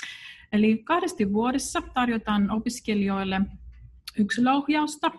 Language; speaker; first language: Finnish; non-native, fluent; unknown